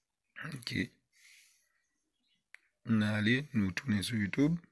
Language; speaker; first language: French; non-native, learner; Haitian Creole